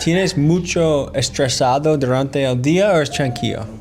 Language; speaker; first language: Spanish; non-native, learner; English